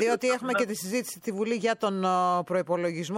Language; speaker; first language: Greek; native; Greek